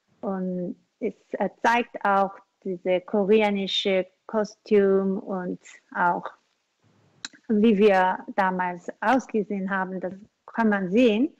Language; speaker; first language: German; non-native, learner; Korean